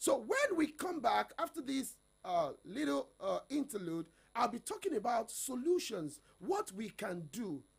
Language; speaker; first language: English; non-native, local second language; Yoruba